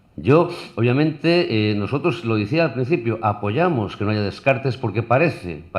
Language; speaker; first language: Spanish; native; Spanish